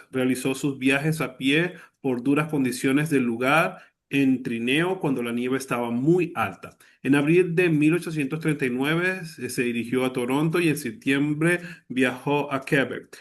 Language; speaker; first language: Spanish; native; Spanish